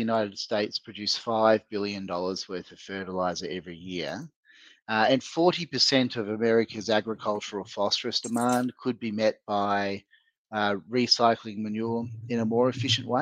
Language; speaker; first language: English; native; English